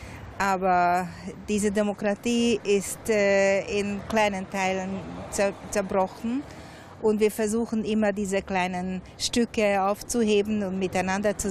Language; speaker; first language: German; non-native, fluent; Hungarian